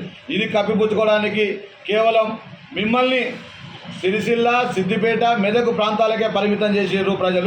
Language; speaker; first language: Telugu; native; Telugu